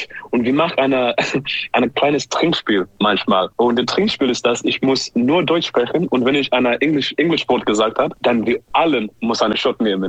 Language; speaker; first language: German; non-native, learner; English